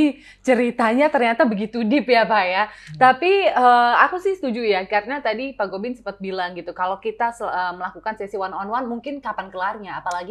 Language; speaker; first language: Indonesian; native; Indonesian